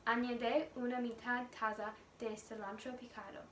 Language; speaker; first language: Spanish; non-native, learner; English